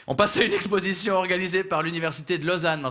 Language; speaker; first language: French; native; French